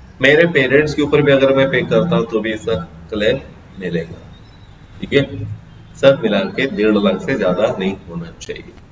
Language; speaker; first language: Hindi; non-native, local second language; Marathi